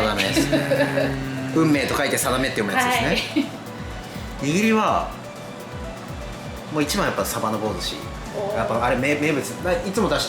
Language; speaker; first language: Japanese; native; Japanese